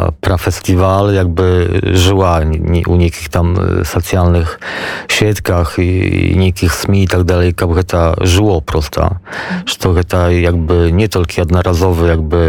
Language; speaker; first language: Polish; non-native, local second language; Belarusian